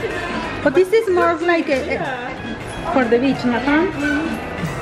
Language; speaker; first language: English; non-native, learner; Spanish